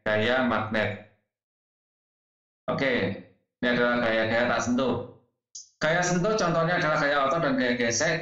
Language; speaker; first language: Indonesian; native; Indonesian